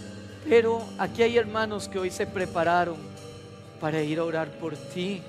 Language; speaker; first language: Spanish; native; Spanish